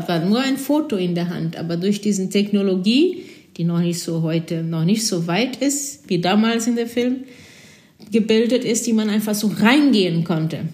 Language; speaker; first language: German; non-native, fluent; Portuguese